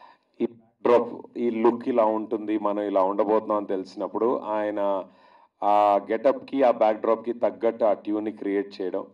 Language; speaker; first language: Telugu; native; Telugu